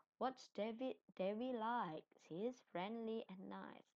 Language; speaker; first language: English; non-native, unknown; Indonesian